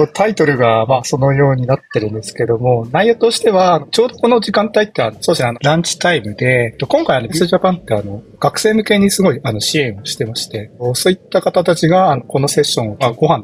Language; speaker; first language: Japanese; native; Japanese